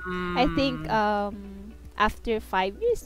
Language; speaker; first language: English; non-native, fluent; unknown